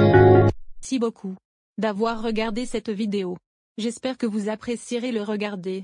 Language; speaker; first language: French; non-native, fluent; Arabic